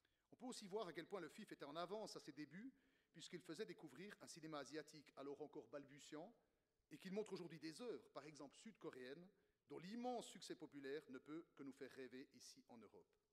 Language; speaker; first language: French; native; French